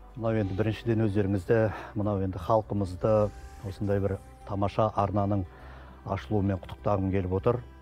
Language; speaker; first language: Kazakh; native; Kazakh